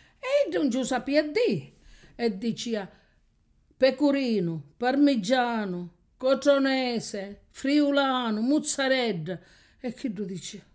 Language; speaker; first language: Italian; native; Italian